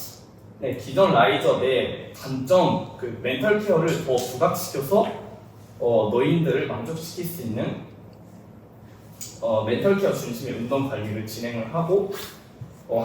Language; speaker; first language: Korean; non-native, fluent; Japanese